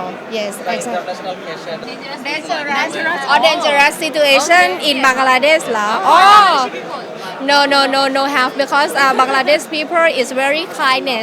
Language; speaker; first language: English; non-native, learner; Thai